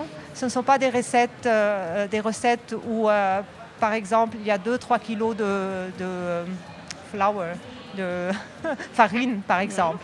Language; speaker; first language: French; non-native, local second language; Arabic